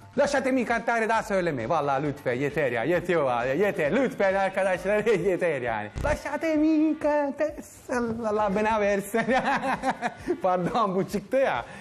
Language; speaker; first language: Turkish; non-native, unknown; Italian